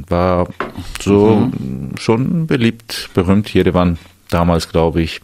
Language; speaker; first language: German; non-native, fluent; Armenian